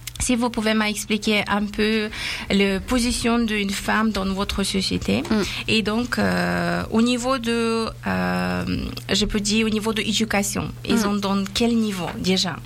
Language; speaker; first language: French; non-native, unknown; Persian